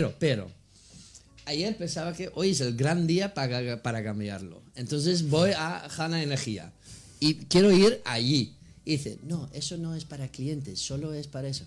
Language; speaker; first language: Spanish; non-native, fluent; Dutch